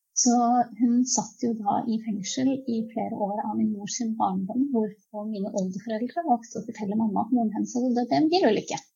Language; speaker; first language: Norwegian; early bilingual, other home language; Czech